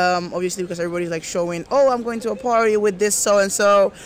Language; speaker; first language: English; non-native, local second language; Spanish